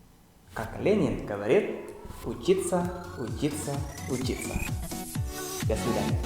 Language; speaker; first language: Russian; non-native, fluent; Indonesian